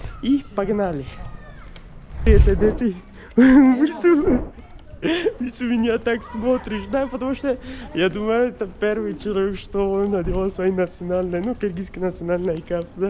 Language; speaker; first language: Russian; non-native, learner; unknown